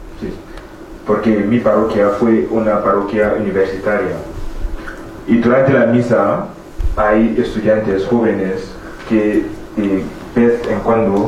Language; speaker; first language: Spanish; non-native, fluent; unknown